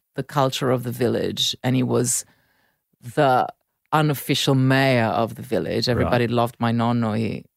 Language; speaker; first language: English; non-native, fluent; Italian